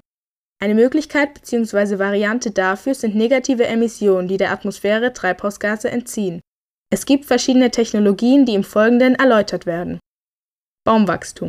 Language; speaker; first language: German; native; German